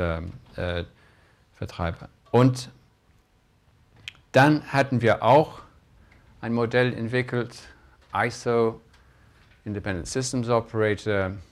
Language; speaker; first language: German; non-native, fluent; English